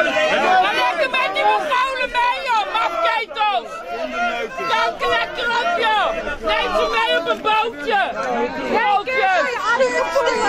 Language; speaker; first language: Dutch; native; Dutch